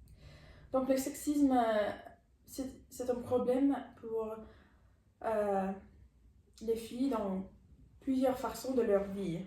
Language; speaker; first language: French; non-native, learner; English